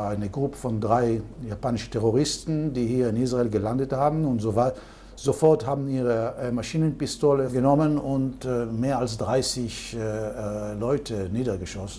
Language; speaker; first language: German; non-native, fluent; Hebrew